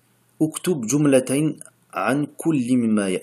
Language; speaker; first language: Arabic; non-native, fluent; French